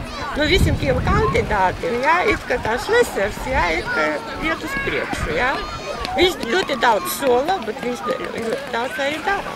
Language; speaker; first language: Latvian; non-native, local second language; Russian